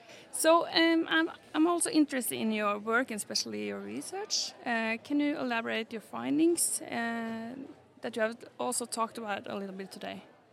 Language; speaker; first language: English; non-native, fluent; Norwegian